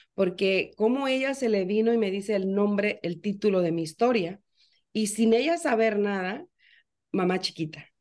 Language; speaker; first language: Spanish; native; Spanish